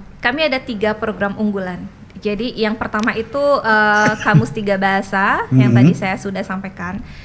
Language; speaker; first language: Indonesian; non-native, local second language; Balinese